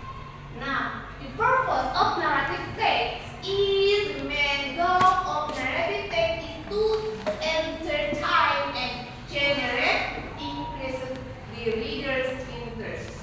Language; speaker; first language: English; non-native, learner; Indonesian